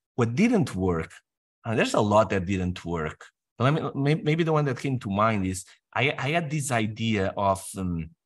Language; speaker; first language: English; non-native, fluent; Portuguese